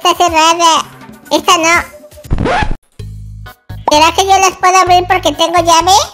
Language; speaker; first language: Spanish; native; Spanish